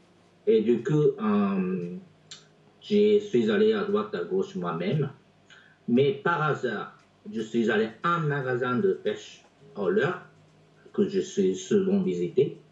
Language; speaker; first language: French; non-native, fluent; Japanese